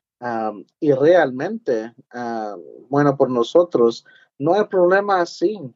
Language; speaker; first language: Spanish; early bilingual, heritage; English